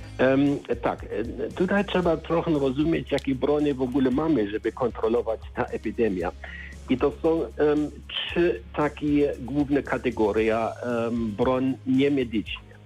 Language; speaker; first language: Polish; non-native, learner; German